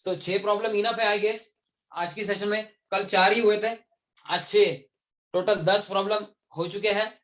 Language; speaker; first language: Hindi; non-native, local second language; Marathi